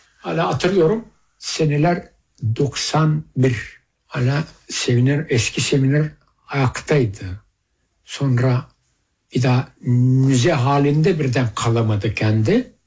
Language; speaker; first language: Turkish; early bilingual, heritage; Turkish